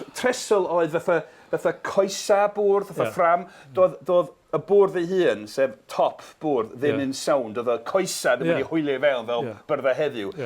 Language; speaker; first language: Welsh; non-native, fluent; English